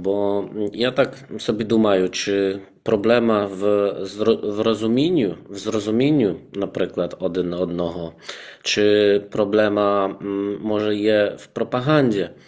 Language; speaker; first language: Ukrainian; non-native, fluent; Polish